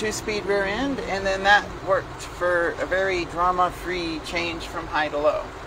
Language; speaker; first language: English; native; English